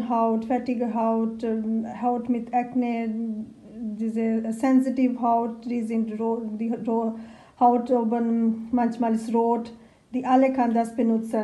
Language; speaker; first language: German; non-native, learner; Urdu